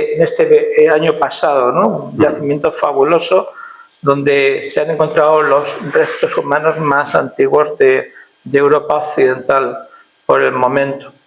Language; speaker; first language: Spanish; native; Spanish